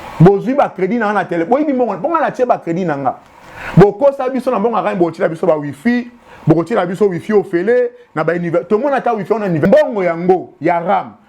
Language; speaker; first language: Lingala; native; Lingala